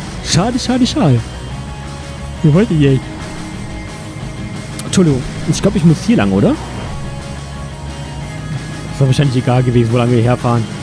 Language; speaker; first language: German; native; German